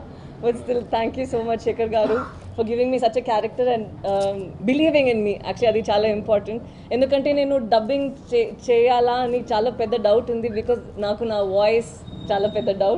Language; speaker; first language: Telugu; non-native, fluent; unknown